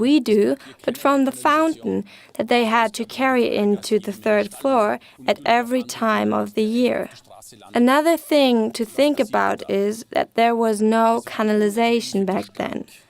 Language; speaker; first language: English; non-native, fluent; German